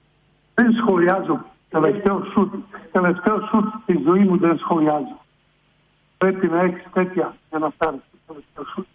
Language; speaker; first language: Greek; non-native, fluent; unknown